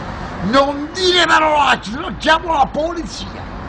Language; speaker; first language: Italian; native; Italian